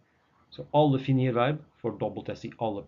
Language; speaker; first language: Norwegian; non-native, fluent; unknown